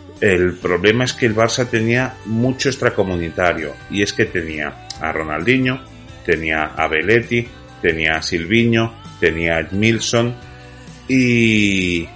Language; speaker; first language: Spanish; native; Spanish